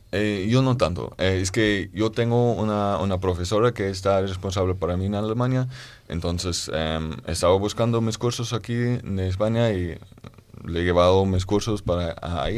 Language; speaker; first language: Spanish; non-native, fluent; German